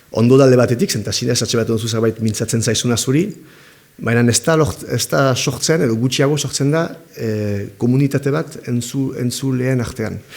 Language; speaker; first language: Basque; native; Basque